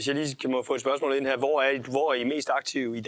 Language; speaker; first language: Danish; native; Danish